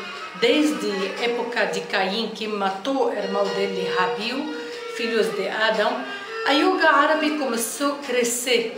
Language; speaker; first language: Portuguese; non-native, fluent; Arabic